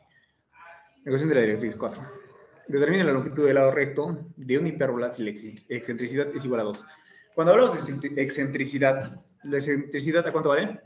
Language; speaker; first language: Spanish; native; Spanish